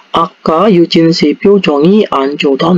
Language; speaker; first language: Korean; non-native, learner; Indonesian